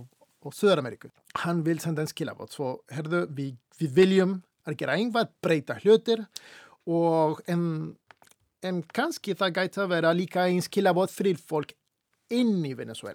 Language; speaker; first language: Icelandic; non-native, fluent; Spanish